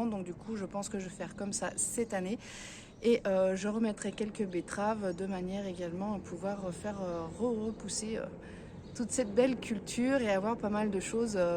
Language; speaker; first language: French; native; French